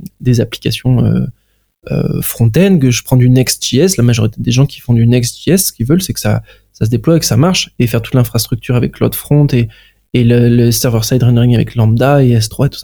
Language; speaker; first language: French; native; French